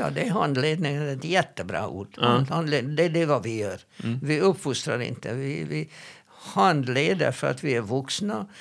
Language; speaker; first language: Swedish; non-native, fluent; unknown